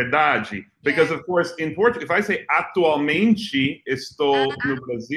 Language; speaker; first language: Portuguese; non-native, fluent; English